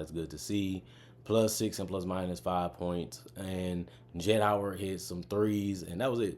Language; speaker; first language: English; native; English